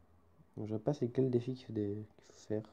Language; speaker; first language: French; native; French